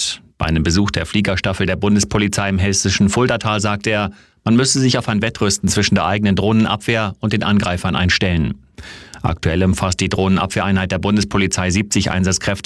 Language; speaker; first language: German; native; German